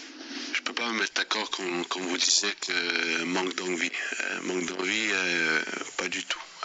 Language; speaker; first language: French; non-native, fluent; Danish